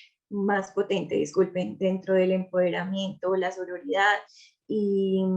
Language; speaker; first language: Spanish; native; Spanish